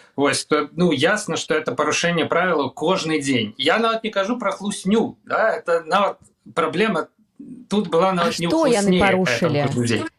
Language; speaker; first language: Belarusian; non-native, local second language; Russian